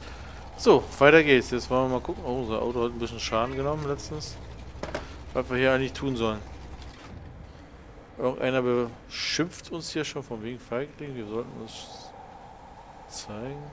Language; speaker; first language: German; native; German